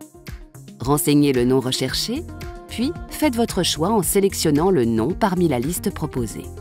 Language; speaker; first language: French; native; French